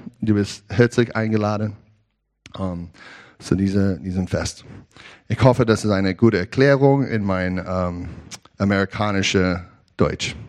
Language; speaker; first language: German; non-native, learner; English